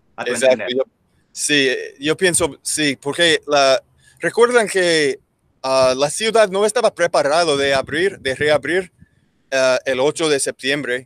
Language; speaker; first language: Spanish; non-native, learner; English